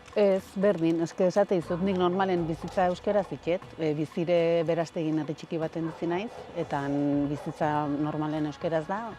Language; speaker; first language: Basque; native; Basque